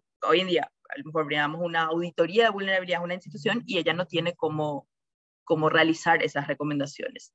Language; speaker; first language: Spanish; native; Spanish